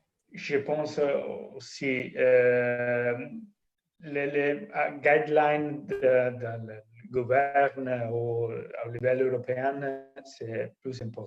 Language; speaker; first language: French; non-native, fluent; Italian